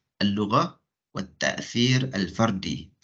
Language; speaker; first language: Arabic; non-native, fluent; Malay